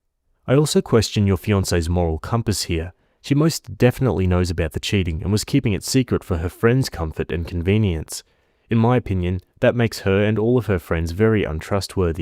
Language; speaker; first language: English; native; English